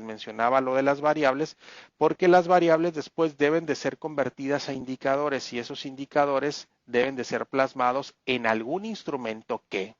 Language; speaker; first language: Spanish; native; Spanish